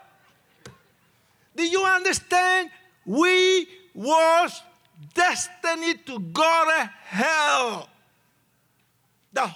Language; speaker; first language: English; non-native, fluent; Spanish